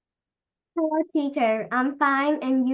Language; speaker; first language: English; non-native, learner; Vietnamese